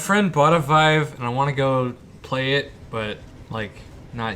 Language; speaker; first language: English; native; English